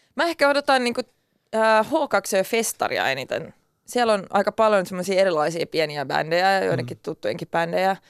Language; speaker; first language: Finnish; non-native, local second language; Swedish